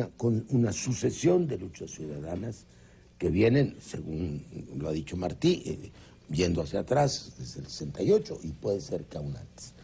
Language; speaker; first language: Spanish; native; Spanish